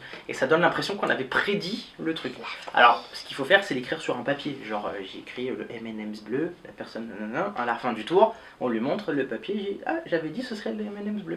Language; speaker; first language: French; native; French